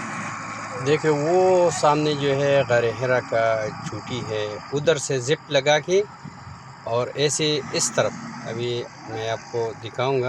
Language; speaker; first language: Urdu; non-native, local second language; Pashto